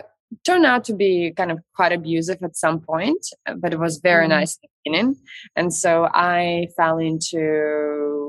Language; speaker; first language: English; non-native, fluent; Russian